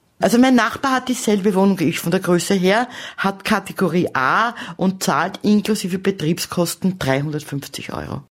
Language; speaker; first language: German; native; German